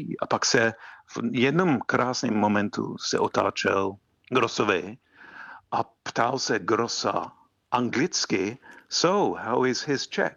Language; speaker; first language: Czech; non-native, fluent; English